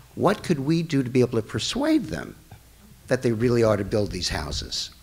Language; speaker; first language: English; native; English